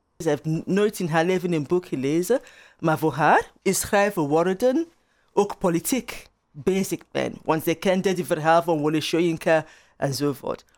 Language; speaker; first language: Dutch; non-native, fluent; Igbo